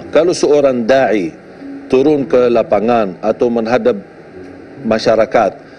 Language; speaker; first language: Indonesian; non-native, fluent; Arabic